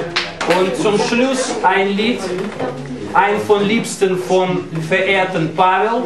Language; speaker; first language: German; non-native, fluent; Russian